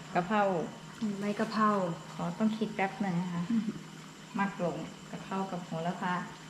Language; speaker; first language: Thai; native; Thai